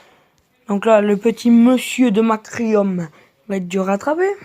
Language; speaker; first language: French; native; French